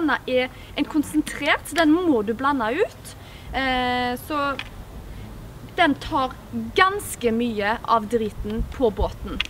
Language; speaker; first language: Norwegian; native; Norwegian